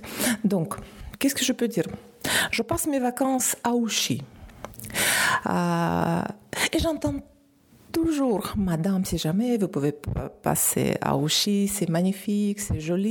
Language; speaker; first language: French; non-native, fluent; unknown